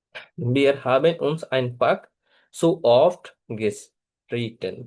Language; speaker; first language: German; non-native, fluent; Bangla